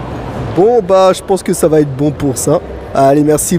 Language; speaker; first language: French; native; French